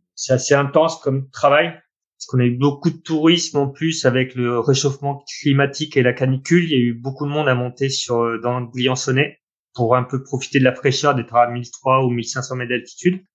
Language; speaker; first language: French; native; French